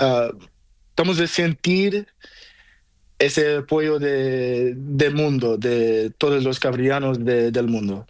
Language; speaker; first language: Spanish; non-native, learner; Portuguese